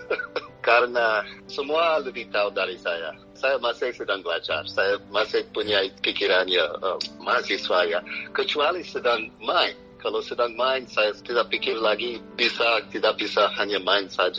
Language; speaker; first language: Indonesian; non-native, fluent; English